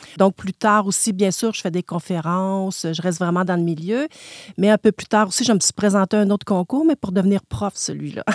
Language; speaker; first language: French; native; French